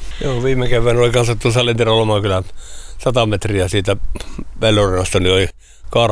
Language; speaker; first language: Finnish; native; Finnish